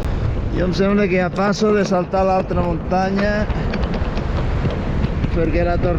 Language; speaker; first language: Catalan; native; Catalan